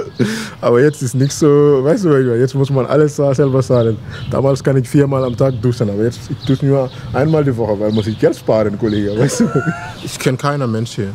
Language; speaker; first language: German; non-native, learner; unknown